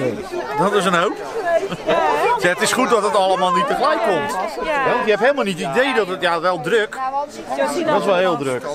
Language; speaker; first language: Dutch; native; Dutch